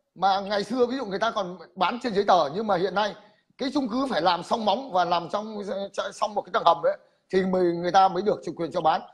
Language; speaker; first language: Vietnamese; native; Vietnamese